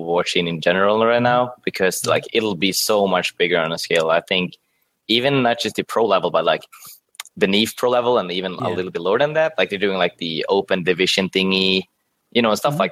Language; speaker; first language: English; non-native, fluent; Swedish